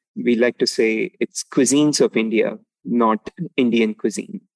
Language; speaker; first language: English; non-native, local second language; Tamil